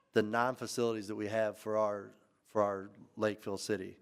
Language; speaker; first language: English; native; English